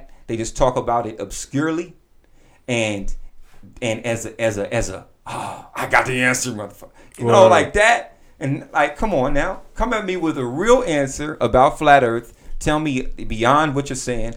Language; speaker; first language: English; native; English